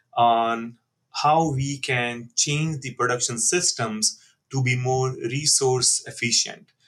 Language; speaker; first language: English; non-native, local second language; Hindi